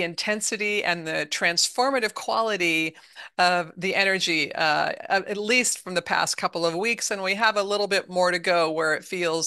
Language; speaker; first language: English; native; English